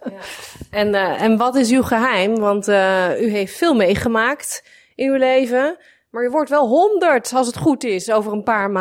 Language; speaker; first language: Dutch; native; Dutch